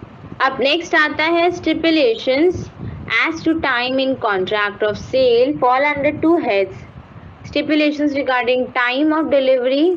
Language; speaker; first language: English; non-native, local second language; Hindi